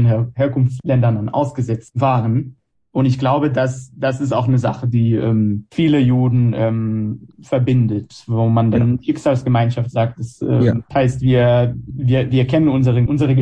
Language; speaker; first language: German; non-native, fluent; Hebrew